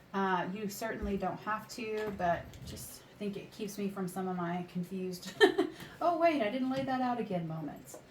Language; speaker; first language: English; native; English